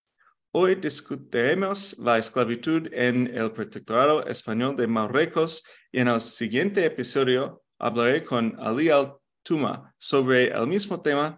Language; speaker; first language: Spanish; non-native, fluent; English